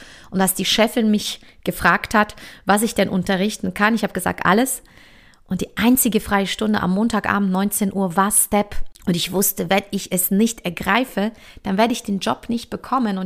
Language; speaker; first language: German; early bilingual, other home language; Polish